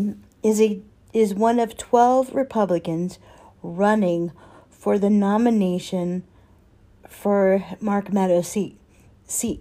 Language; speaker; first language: English; native; English